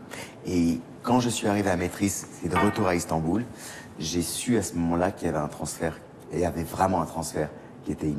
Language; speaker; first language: French; native; French